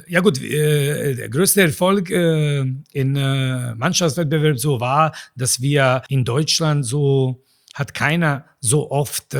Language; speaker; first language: German; non-native, fluent; Bosnian